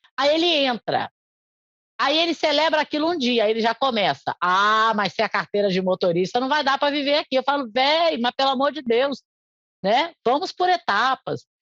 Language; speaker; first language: Portuguese; native; Portuguese